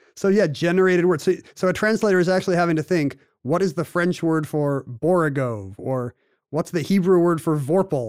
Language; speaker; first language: English; native; English